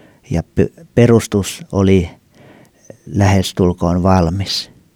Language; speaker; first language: Finnish; native; Finnish